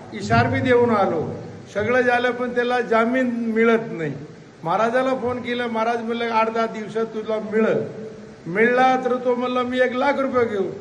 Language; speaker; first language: Marathi; non-native, fluent; Hindi